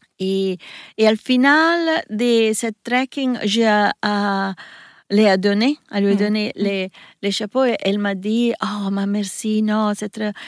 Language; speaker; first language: French; non-native, learner; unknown